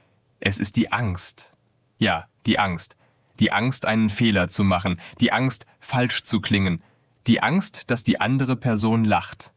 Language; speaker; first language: German; non-native, fluent; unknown